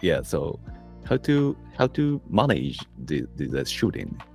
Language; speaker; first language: English; non-native, learner; Japanese